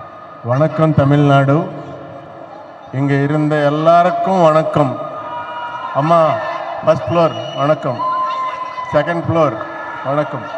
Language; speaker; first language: Tamil; non-native, learner; Telugu